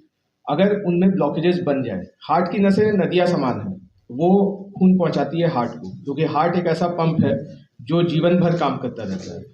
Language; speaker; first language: Hindi; native; Hindi